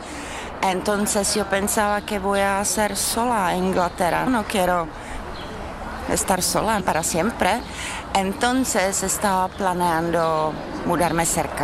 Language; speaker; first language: Spanish; non-native, fluent; Czech